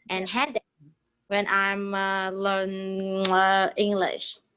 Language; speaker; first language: English; non-native, learner; Vietnamese